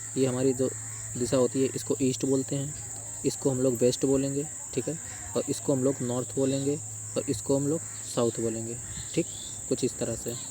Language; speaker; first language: Hindi; native; Hindi